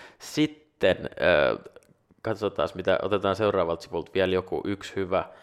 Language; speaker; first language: Finnish; non-native, local second language; Swedish